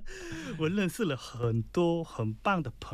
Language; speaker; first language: Chinese; non-native, fluent; Korean